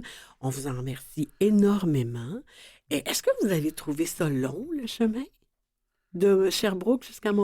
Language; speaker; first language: French; native; French